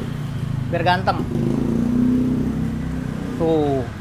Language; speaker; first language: Indonesian; native; Indonesian